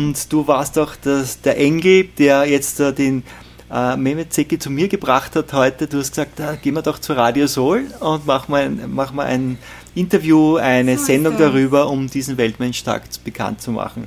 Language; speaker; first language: German; native; German